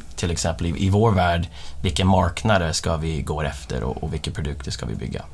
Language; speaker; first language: Swedish; non-native, fluent; English